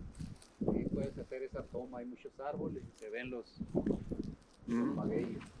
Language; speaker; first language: Spanish; native; Spanish